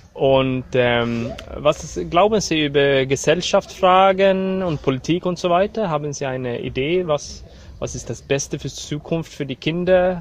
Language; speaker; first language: German; non-native, learner; Swedish